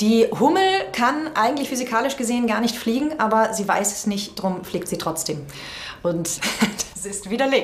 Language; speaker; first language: German; native; German